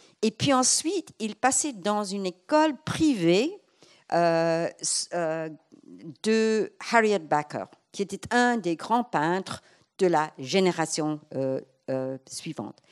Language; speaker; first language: French; non-native, fluent; English